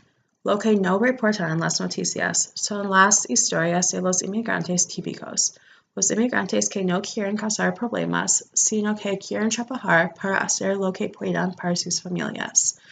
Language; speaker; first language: Spanish; non-native, fluent; English